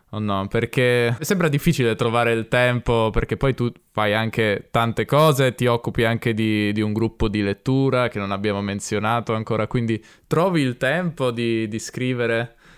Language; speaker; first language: Italian; native; Italian